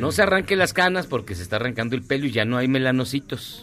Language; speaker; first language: Spanish; native; Spanish